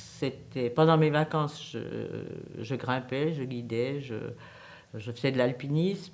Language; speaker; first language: French; native; French